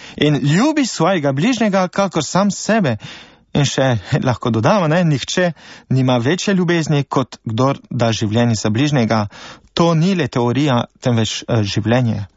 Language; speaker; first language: Slovenian; native; Slovenian